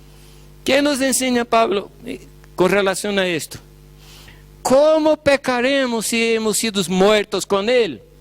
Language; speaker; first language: Spanish; non-native, fluent; Portuguese